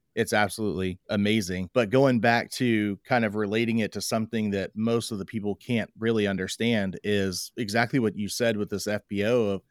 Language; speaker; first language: English; native; English